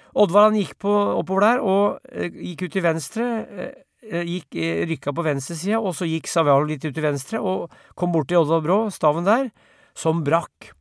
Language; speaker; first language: Norwegian; native; Norwegian